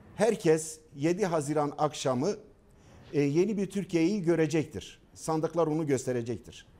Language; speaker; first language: Turkish; non-native, local second language; Kurdish